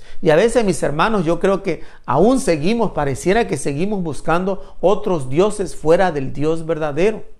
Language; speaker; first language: Spanish; native; Spanish